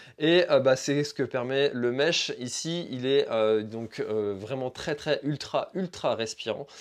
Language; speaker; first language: French; native; French